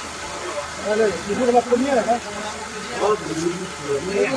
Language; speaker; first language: French; native; French